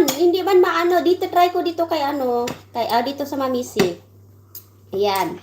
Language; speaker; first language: Filipino; non-native, local second language; Cebuano